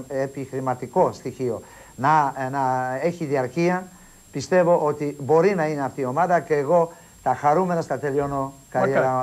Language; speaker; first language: Greek; non-native, fluent; Polish